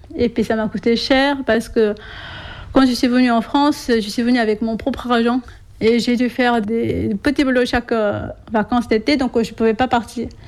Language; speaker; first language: French; non-native, fluent; Korean